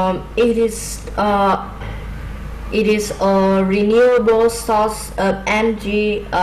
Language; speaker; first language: English; non-native, learner; Vietnamese